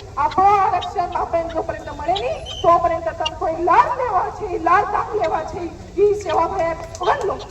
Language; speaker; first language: Marathi; non-native, local second language; Lambadi